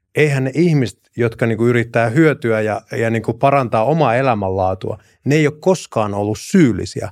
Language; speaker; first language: Finnish; early bilingual, other home language; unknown